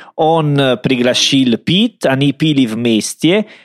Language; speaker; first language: Russian; non-native, learner; Italian